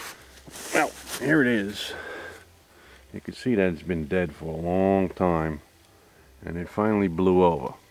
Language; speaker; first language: English; native; English